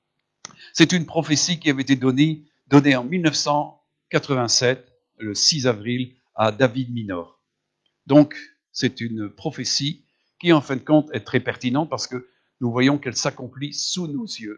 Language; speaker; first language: French; native; French